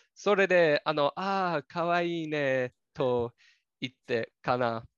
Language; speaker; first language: Japanese; non-native, learner; English